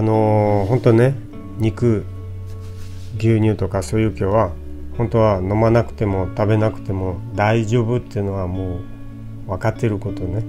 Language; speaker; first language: Japanese; non-native, fluent; Portuguese